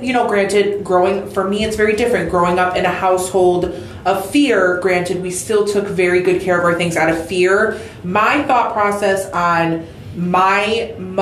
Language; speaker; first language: English; native; English